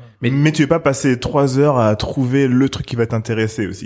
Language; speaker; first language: French; native; French